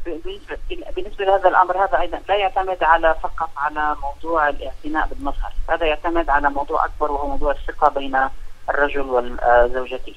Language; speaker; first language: Arabic; native; Arabic